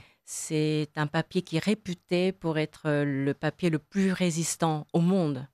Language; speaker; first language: French; non-native, fluent; Korean